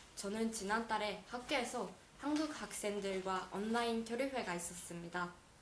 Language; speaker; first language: Korean; non-native, fluent; Japanese